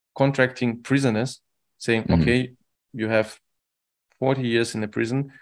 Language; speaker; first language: English; non-native, fluent; Russian